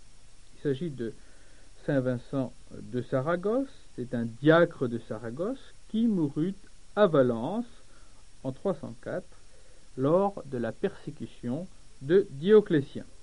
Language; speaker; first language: French; native; French